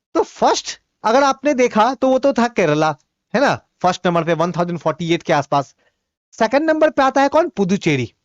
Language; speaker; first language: Hindi; non-native, local second language; Bhojpuri